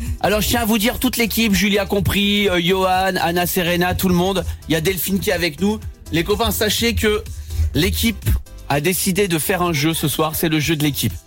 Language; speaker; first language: French; native; French